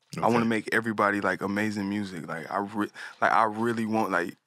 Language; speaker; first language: English; native; English